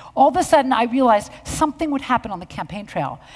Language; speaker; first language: English; native; English